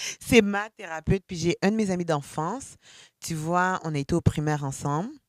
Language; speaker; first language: French; early bilingual, other home language; Haitian Creole